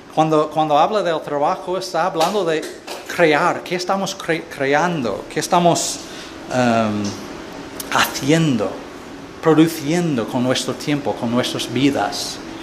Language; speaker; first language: Spanish; non-native, fluent; English